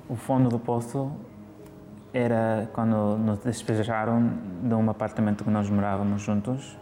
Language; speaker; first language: Portuguese; early bilingual, heritage; English